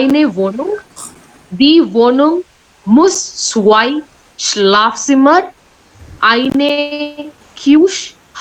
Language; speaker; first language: German; non-native, learner; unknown